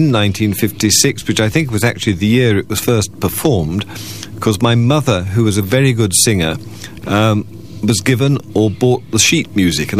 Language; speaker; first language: English; native; English